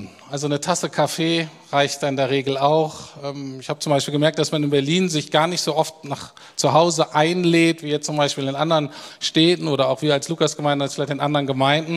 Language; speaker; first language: German; native; German